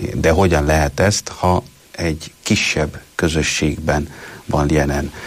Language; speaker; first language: Hungarian; non-native, fluent; Italian